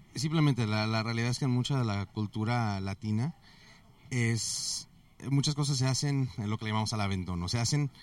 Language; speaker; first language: Spanish; early bilingual, heritage; Spanish